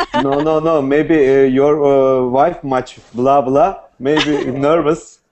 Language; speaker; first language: English; non-native, learner; Turkish